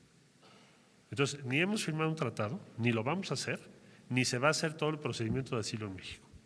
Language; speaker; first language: Spanish; native; Spanish